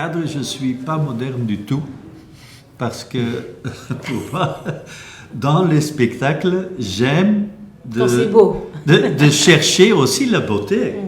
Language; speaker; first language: French; non-native, local second language; Dutch